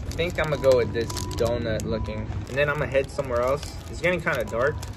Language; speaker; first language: English; early bilingual, other home language; Korean